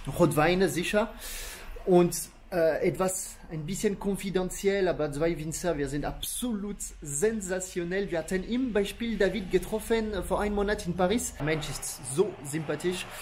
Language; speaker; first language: German; non-native, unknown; French